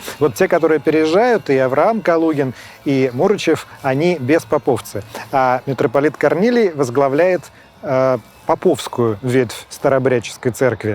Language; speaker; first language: Russian; native; Russian